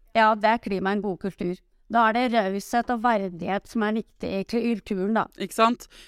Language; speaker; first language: Norwegian; native; Norwegian